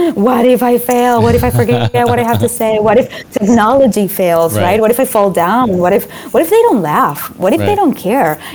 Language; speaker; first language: English; non-native, fluent; Spanish